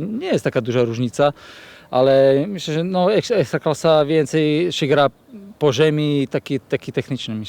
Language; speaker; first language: Polish; non-native, learner; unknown